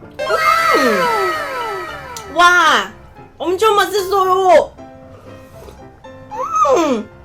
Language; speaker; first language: Korean; non-native, learner; Cantonese